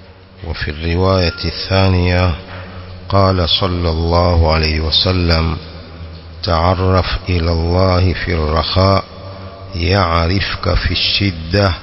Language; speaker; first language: Arabic; non-native, fluent; Swahili